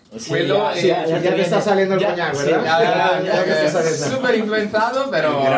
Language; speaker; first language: Spanish; native; Spanish